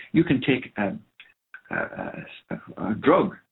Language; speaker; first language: English; non-native, local second language; Irish